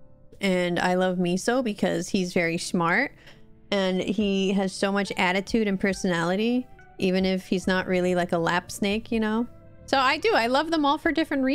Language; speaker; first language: English; native; English